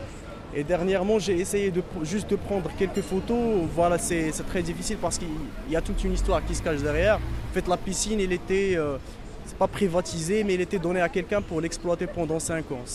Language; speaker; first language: French; non-native, local second language; Arabic